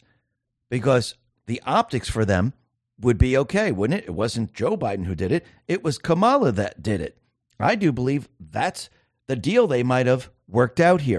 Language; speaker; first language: English; native; English